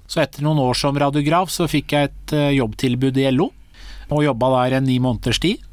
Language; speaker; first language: Norwegian; early bilingual, other home language; Persian